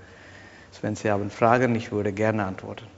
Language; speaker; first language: German; non-native, learner; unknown